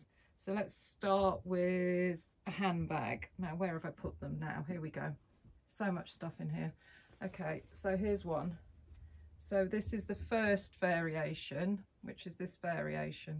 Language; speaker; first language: English; native; English